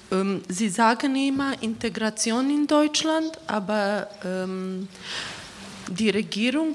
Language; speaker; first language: German; non-native, learner; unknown